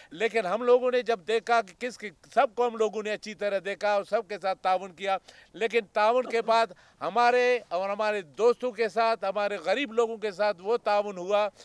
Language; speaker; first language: Urdu; non-native, local second language; Baluchi